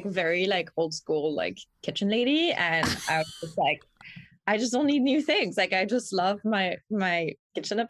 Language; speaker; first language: English; non-native, fluent; French